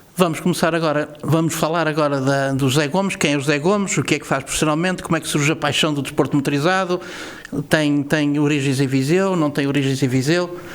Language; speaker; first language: Portuguese; native; Portuguese